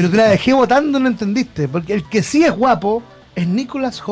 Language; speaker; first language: Spanish; native; Spanish